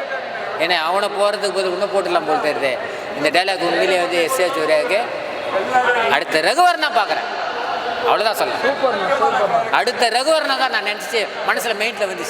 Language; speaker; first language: Tamil; native; Tamil